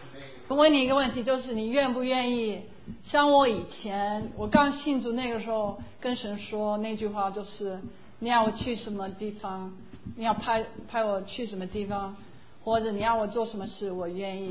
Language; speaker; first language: Chinese; non-native, fluent; English